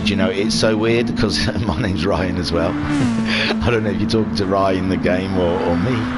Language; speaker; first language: English; native; English